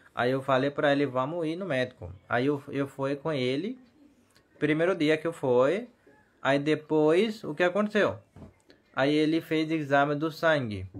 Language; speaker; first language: Portuguese; non-native, learner; Hindi